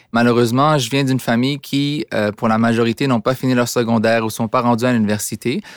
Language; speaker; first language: French; early bilingual, other home language; Arabic